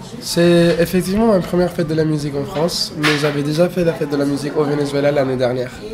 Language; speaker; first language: French; non-native, fluent; Spanish